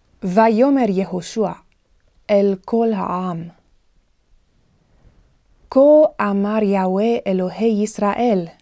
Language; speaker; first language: Hebrew; non-native, fluent; English